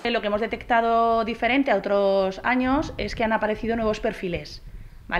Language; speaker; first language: Spanish; native; Spanish